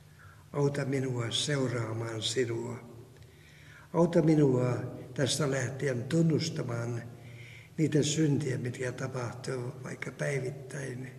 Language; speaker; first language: Finnish; non-native, fluent; Russian